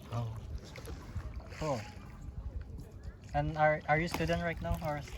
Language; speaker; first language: English; non-native, learner; Indonesian